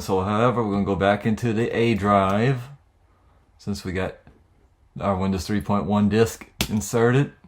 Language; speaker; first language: English; native; English